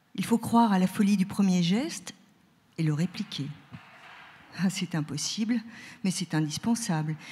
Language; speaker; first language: French; native; French